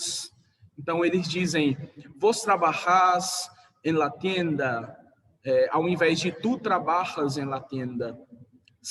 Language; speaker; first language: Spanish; non-native, fluent; Portuguese